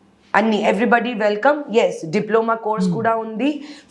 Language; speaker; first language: Telugu; non-native, learner; Hindi